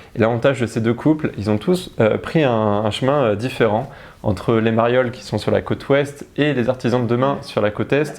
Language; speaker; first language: French; native; French